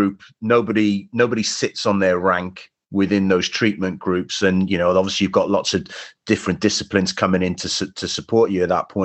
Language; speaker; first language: English; native; English